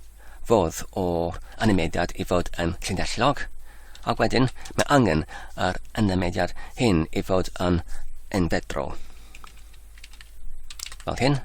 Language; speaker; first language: Welsh; non-native, learner; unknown